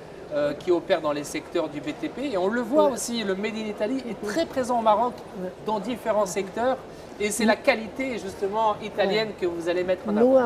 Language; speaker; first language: French; non-native, local second language; Arabic